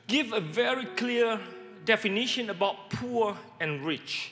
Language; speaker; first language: English; non-native, fluent; Indonesian